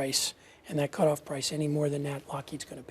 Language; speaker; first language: English; native; English